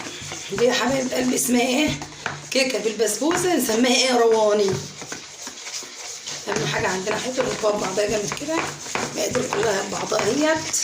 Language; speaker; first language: Arabic; native; Arabic